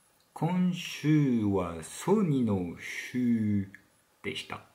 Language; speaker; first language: Japanese; non-native, learner; French